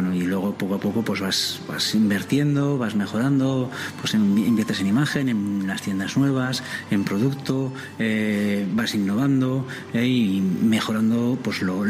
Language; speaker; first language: Spanish; native; Spanish